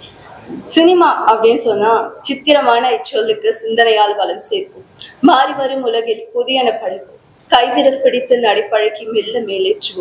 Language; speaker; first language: Tamil; native; Tamil